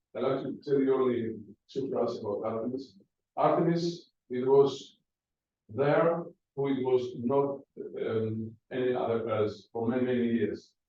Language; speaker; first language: English; non-native, learner; Greek